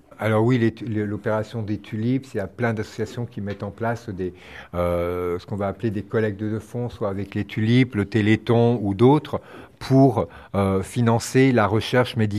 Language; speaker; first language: French; native; French